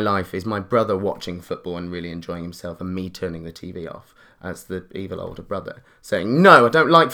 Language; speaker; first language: English; native; English